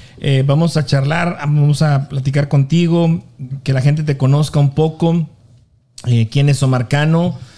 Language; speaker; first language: Spanish; native; Spanish